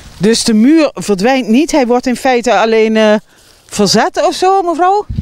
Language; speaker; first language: Dutch; native; Dutch